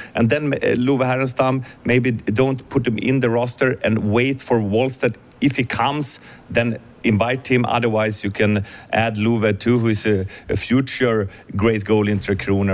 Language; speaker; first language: English; non-native, fluent; Swedish